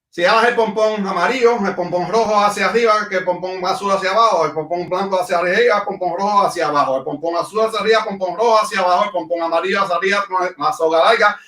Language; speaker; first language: Spanish; early bilingual, other home language; English